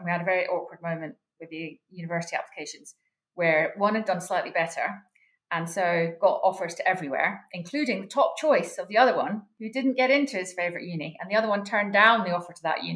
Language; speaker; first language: English; native; English